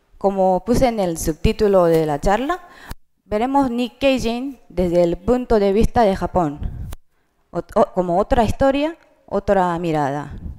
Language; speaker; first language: Spanish; non-native, fluent; Japanese